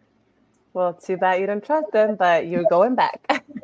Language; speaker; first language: English; native; English